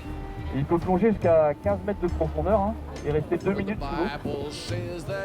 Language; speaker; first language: French; native; French